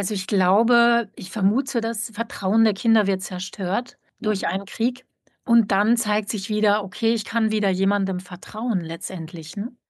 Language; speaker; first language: German; native; German